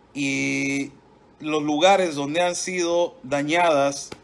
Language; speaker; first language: Spanish; native; Spanish